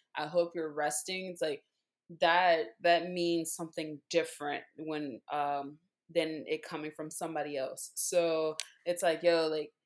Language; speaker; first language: English; native; English